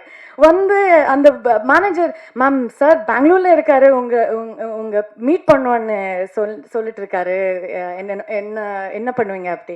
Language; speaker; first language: Tamil; non-native, learner; Kannada